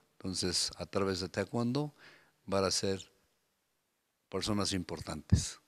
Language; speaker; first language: Spanish; non-native, fluent; Korean